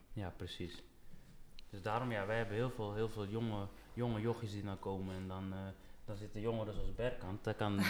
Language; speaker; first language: Dutch; early bilingual, other home language; Papiamento